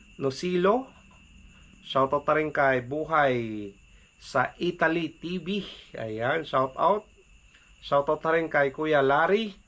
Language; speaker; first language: Filipino; native; Filipino